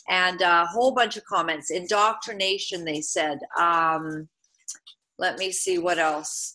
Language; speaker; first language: English; native; English